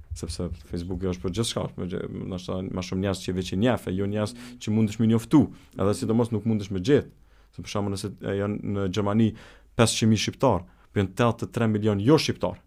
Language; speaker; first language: Albanian; native; Albanian